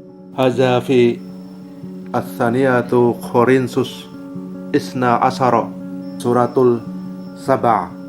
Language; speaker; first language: Arabic; non-native, learner; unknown